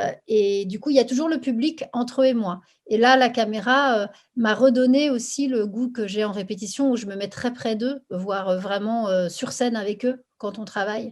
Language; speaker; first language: French; native; French